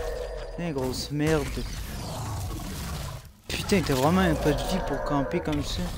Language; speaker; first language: French; native; French